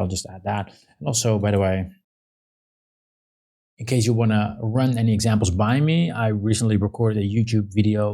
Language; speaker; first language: English; non-native, fluent; Dutch